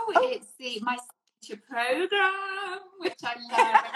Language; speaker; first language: English; native; English